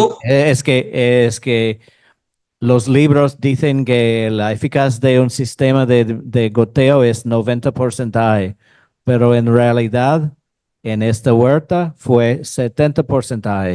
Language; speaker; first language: Spanish; non-native, fluent; English